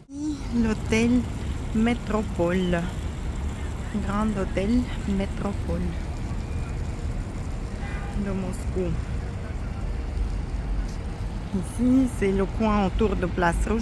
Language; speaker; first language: French; non-native, fluent; Russian